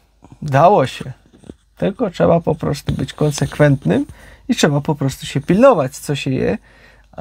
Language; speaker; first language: Polish; native; Polish